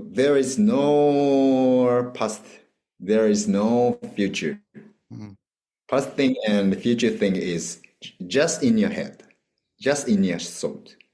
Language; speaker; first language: English; non-native, learner; Japanese